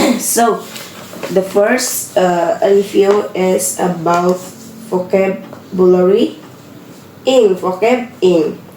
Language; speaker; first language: English; non-native, learner; Indonesian